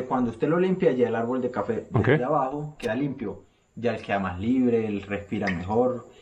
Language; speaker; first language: Spanish; native; Spanish